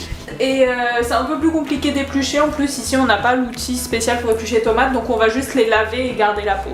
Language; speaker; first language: French; native; French